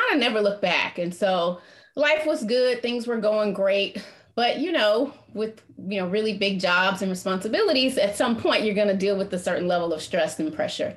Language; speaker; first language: English; native; English